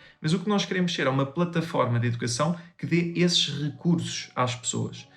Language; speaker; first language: Portuguese; native; Portuguese